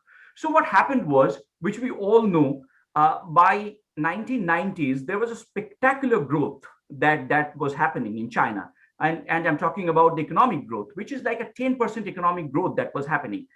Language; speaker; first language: English; non-native, local second language; Bangla